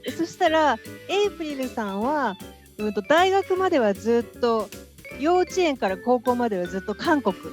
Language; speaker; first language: Japanese; native; Japanese